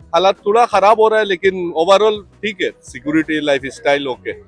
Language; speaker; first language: Hindi; non-native, local second language; Bangla